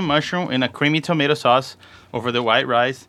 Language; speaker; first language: English; non-native, fluent; Portuguese